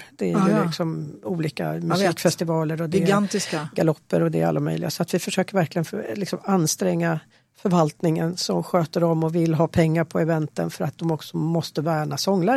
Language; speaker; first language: Swedish; native; Swedish